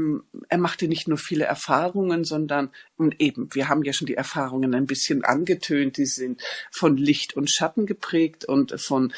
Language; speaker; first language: German; native; German